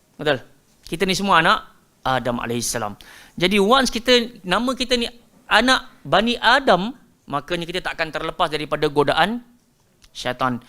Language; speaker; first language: Malay; native; Malay